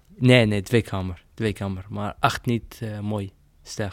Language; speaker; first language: Dutch; non-native, learner; Arabic